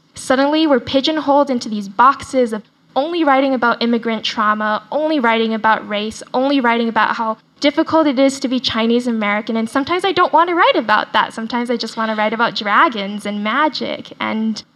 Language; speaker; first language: English; early bilingual, other home language; Chinese